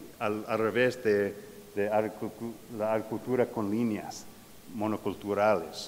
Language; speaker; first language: Spanish; non-native, fluent; English